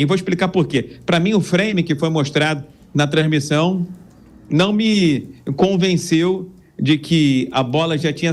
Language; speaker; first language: Portuguese; native; Portuguese